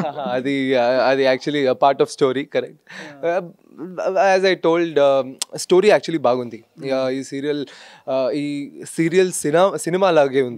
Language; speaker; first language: Telugu; non-native, local second language; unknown